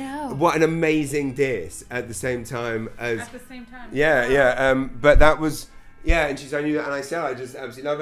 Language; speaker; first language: English; native; English